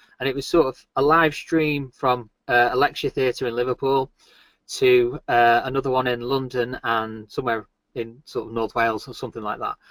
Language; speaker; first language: English; native; English